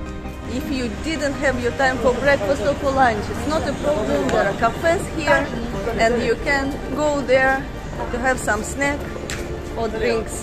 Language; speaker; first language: English; non-native, fluent; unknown